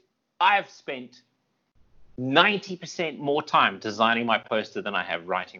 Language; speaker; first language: English; native; English